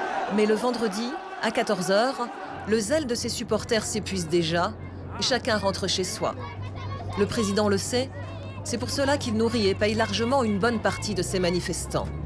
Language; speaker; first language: French; native; French